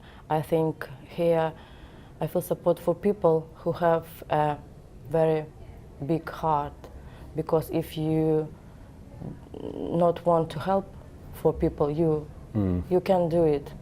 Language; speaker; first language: English; non-native, learner; Ukrainian